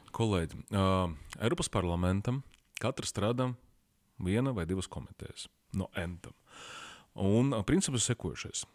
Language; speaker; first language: Latvian; non-native, local second language; Russian